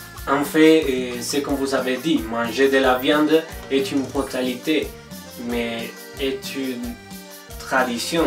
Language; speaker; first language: French; non-native, learner; Spanish